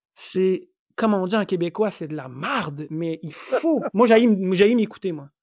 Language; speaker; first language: French; native; French